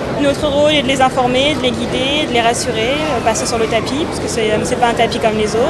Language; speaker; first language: French; native; French